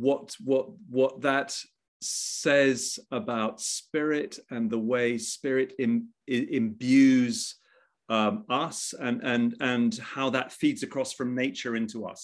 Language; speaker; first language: English; native; English